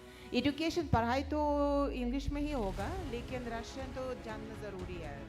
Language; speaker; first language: Hindi; non-native, fluent; Russian